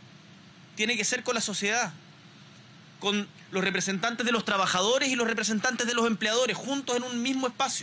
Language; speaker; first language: Spanish; native; Spanish